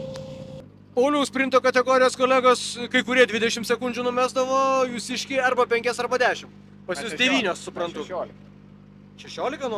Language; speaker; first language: Lithuanian; native; Lithuanian